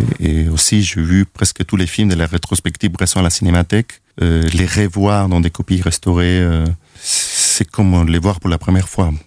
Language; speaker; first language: French; non-native, fluent; Spanish